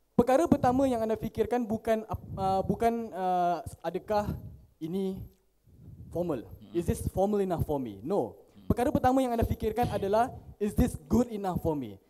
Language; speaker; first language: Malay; native; Malay